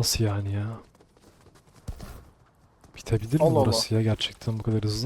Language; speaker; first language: Turkish; native; Turkish